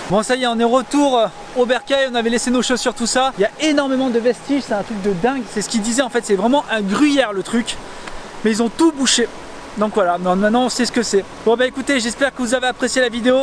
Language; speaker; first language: French; native; French